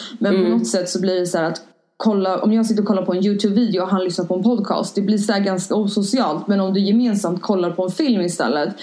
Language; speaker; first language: Swedish; native; Swedish